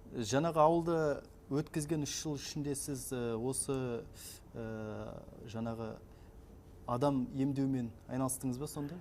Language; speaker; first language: Kazakh; native; Kazakh